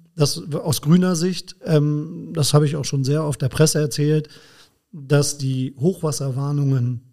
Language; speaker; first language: German; native; German